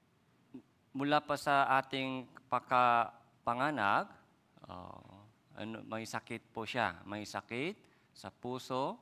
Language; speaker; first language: Filipino; non-native, fluent; Korean